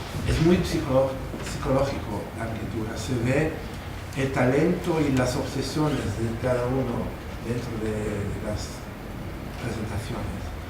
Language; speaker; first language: Spanish; non-native, fluent; German